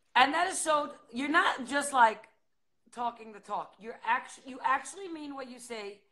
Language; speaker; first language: English; native; English